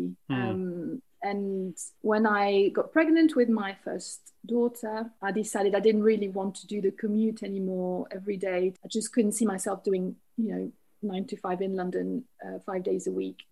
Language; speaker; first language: English; non-native, fluent; French